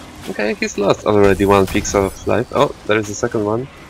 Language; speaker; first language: English; non-native, fluent; Polish